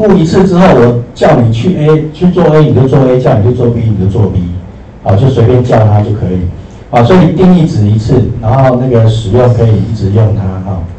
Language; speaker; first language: Chinese; native; Chinese